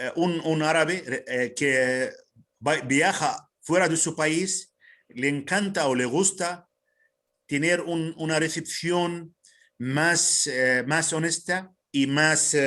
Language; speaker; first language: Spanish; non-native, fluent; Arabic